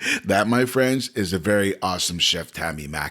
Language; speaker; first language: English; native; English